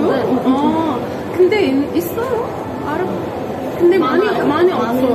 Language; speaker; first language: Korean; non-native, learner; Arabic